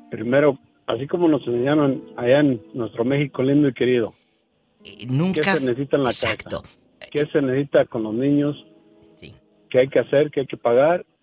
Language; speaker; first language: Spanish; native; Spanish